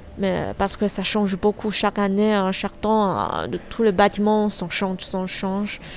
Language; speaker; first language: French; non-native, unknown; Chinese